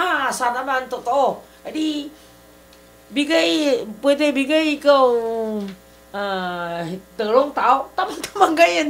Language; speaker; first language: Filipino; non-native, learner; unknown